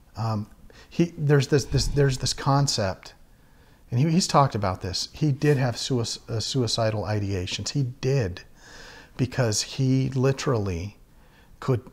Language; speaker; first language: English; native; English